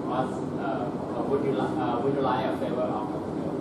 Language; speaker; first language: English; non-native, learner; Thai